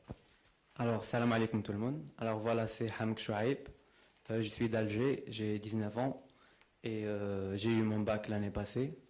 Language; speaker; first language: French; non-native, local second language; Arabic